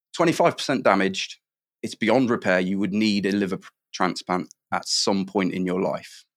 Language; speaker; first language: English; native; English